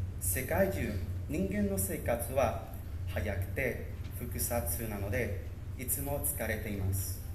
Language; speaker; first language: Japanese; non-native, learner; Spanish